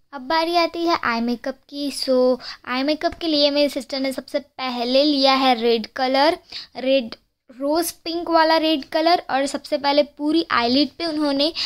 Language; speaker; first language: Hindi; non-native, local second language; Gujarati